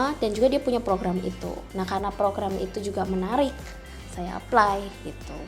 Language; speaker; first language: Indonesian; native; Indonesian